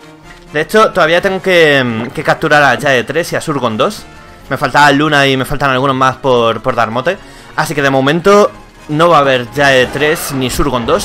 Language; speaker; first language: Spanish; native; Spanish